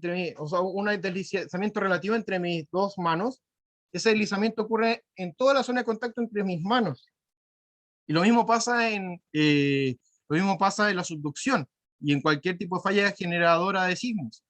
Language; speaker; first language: Spanish; native; Spanish